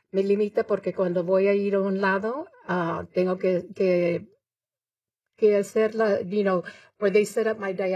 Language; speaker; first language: Spanish; early bilingual, heritage; Spanish